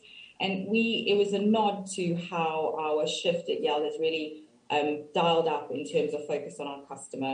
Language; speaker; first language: English; native; English